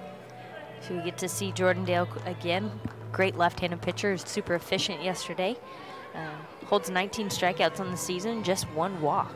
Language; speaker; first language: English; native; English